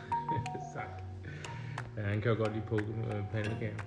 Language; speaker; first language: Danish; native; Danish